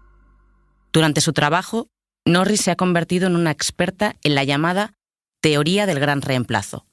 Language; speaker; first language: Spanish; native; Spanish